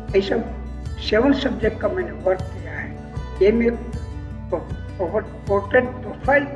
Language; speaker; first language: Hindi; non-native, local second language; Gujarati